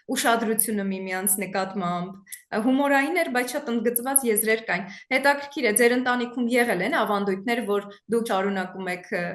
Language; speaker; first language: Armenian; native; Armenian